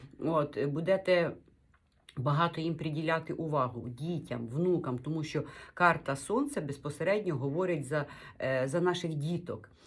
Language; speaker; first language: Ukrainian; non-native, local second language; Russian